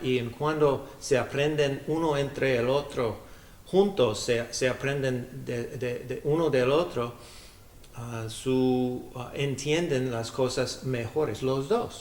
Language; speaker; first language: Spanish; non-native, learner; English